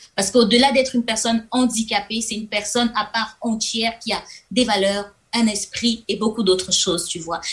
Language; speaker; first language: French; non-native, local second language; Lingala